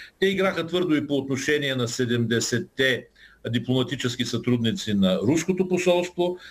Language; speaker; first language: Bulgarian; native; Bulgarian